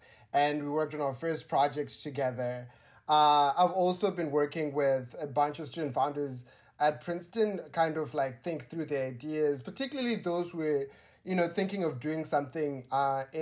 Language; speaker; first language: English; non-native, local second language; Shona